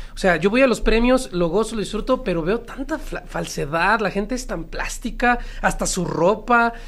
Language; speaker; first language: Spanish; native; Spanish